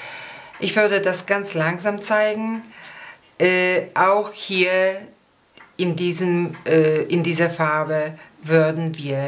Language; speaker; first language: German; non-native, fluent; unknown